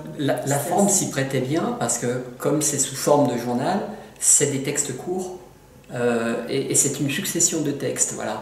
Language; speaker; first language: French; native; French